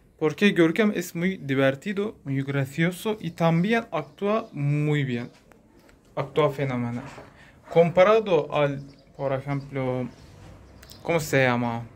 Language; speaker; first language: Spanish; non-native, learner; Turkish